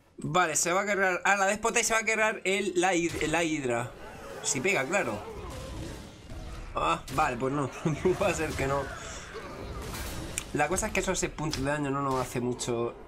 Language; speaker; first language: Spanish; native; Spanish